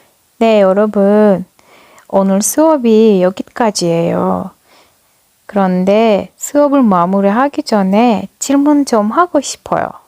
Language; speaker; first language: Korean; non-native, fluent; Turkish